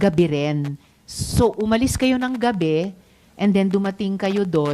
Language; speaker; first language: Filipino; native; Filipino